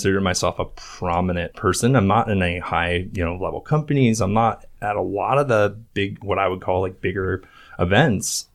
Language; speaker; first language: English; native; English